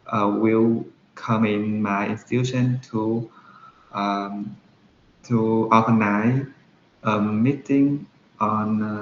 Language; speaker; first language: English; non-native, learner; Vietnamese